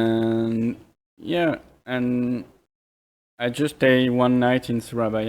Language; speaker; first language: English; non-native, fluent; French